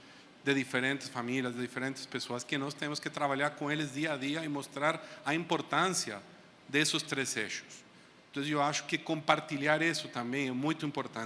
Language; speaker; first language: Portuguese; non-native, fluent; Spanish